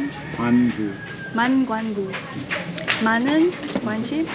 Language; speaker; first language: Korean; non-native, learner; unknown